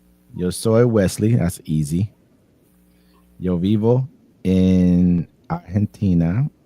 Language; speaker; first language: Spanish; non-native, learner; English